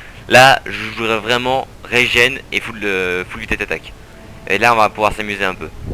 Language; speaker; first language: French; native; French